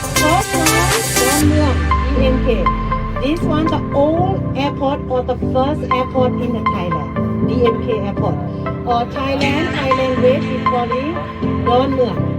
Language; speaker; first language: English; non-native, learner; Thai